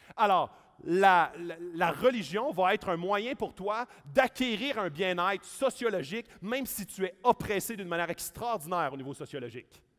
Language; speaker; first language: French; native; French